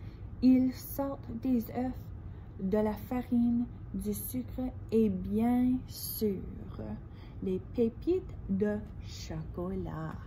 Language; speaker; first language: French; non-native, fluent; English